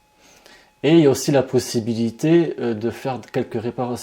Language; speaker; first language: French; native; French